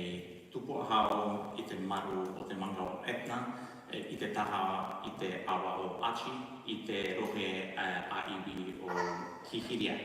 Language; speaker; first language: Māori; non-native, learner; Italian